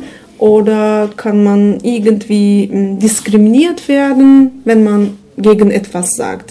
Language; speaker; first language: German; non-native, learner; Turkish